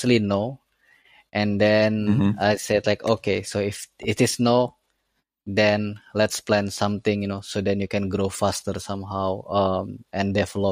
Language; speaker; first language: English; non-native, fluent; Indonesian